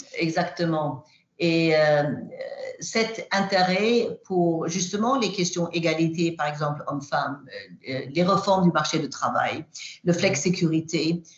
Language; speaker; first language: French; non-native, fluent; Swedish